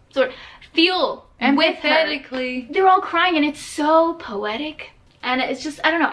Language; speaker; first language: English; native; English